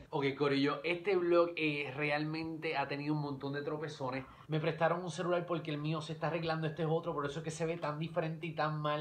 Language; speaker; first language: Spanish; native; Spanish